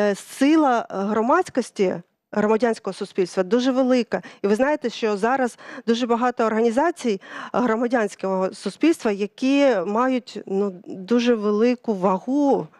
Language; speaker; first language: Ukrainian; early bilingual, other home language; Russian